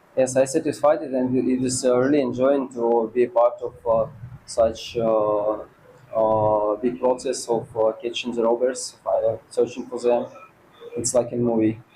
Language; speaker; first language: English; non-native, learner; Russian